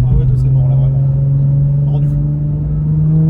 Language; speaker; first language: French; native; French